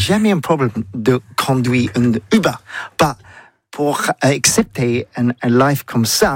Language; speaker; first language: French; non-native, learner; English